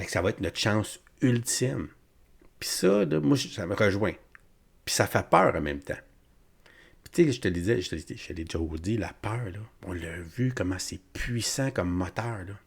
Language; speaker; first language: French; native; French